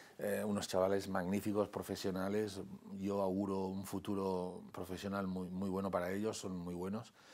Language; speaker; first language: Spanish; non-native, local second language; Catalan